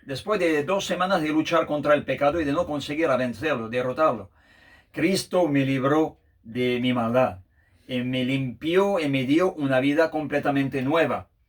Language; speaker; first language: Spanish; non-native, fluent; French